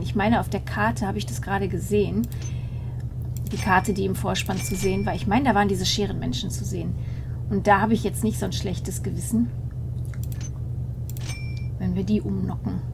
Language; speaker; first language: German; native; German